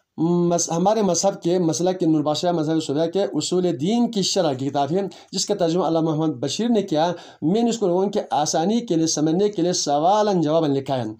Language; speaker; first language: Urdu; non-native, local second language; Balti